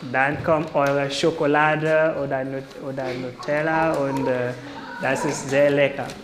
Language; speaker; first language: German; non-native, learner; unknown